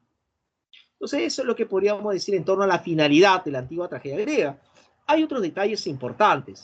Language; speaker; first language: Spanish; native; Spanish